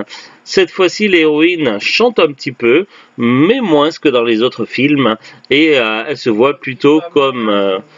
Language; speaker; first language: French; native; French